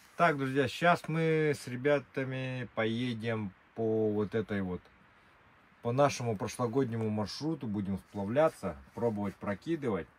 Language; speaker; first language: Russian; native; Russian